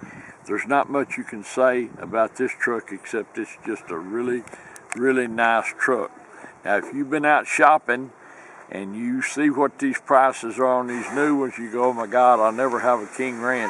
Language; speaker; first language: English; native; English